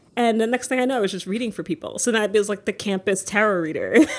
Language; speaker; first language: English; native; English